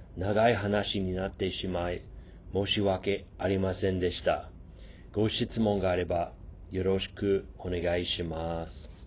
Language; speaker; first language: Japanese; non-native, fluent; English